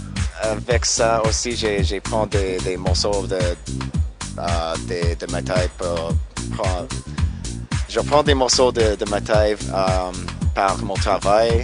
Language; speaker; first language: French; non-native, learner; English